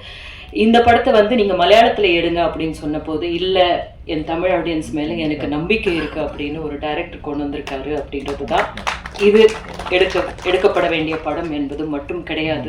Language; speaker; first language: Tamil; native; Tamil